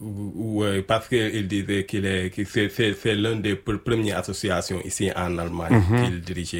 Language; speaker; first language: French; non-native, local second language; Wolof